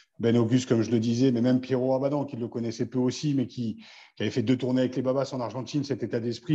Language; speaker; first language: French; native; French